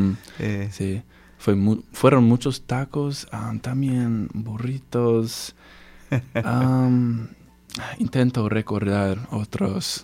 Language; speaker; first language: Spanish; non-native, learner; English